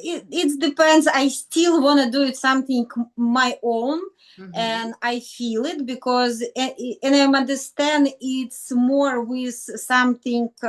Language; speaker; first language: English; non-native, learner; Russian